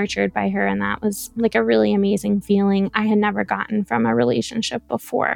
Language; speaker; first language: English; native; English